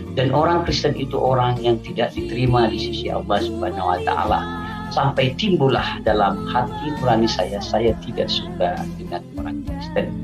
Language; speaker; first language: Indonesian; non-native, local second language; Achinese